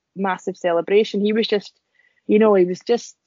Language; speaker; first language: English; native; English